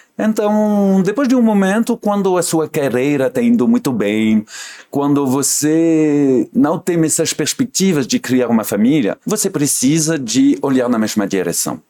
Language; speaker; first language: Portuguese; non-native, fluent; French